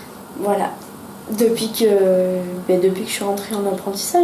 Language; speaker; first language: French; native; French